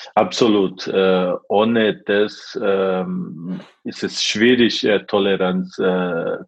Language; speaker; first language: German; non-native, fluent; Portuguese